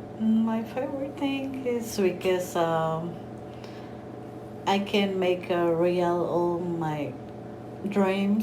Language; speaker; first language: English; non-native, learner; Spanish